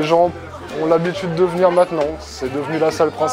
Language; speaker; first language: French; native; French